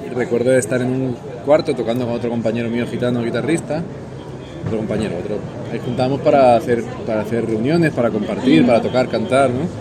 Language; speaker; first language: Spanish; non-native, local second language; Catalan